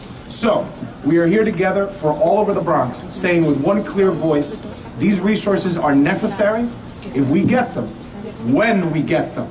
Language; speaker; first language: English; native; English